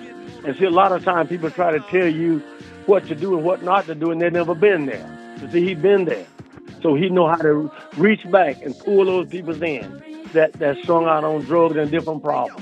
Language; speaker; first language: English; native; English